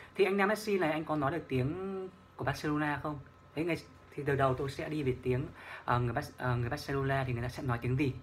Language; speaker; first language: Vietnamese; native; Vietnamese